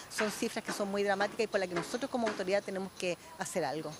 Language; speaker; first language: Spanish; native; Spanish